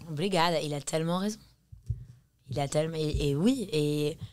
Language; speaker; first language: French; early bilingual, heritage; English